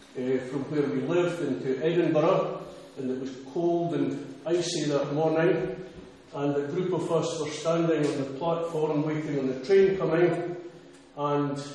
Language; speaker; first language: English; native; English